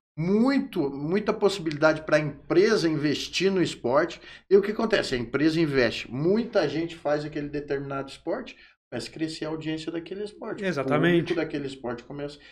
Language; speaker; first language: Portuguese; native; Portuguese